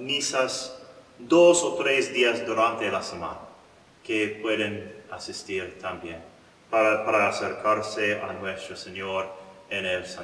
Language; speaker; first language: Spanish; non-native, learner; English